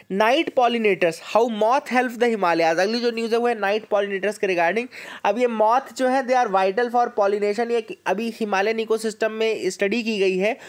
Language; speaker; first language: Hindi; native; Hindi